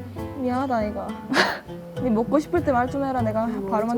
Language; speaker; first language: Korean; native; Korean